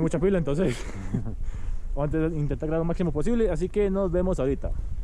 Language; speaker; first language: Spanish; native; Spanish